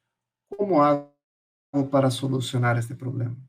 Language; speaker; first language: Spanish; non-native, fluent; Portuguese